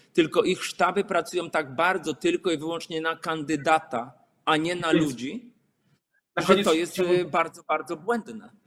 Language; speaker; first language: Polish; native; Polish